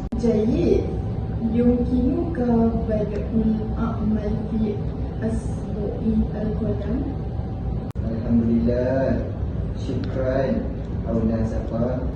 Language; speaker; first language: Arabic; non-native, learner; Malay